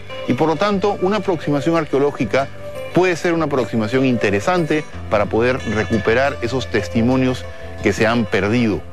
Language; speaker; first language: Spanish; native; Spanish